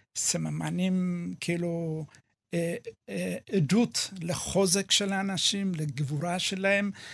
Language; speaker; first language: Hebrew; early bilingual, other home language; Amharic